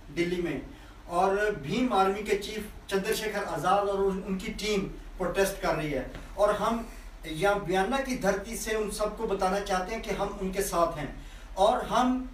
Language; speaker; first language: Hindi; non-native, local second language; Punjabi